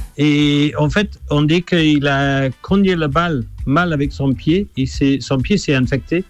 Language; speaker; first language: French; non-native, fluent; English